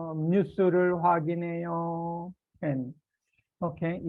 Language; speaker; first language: Korean; native; Korean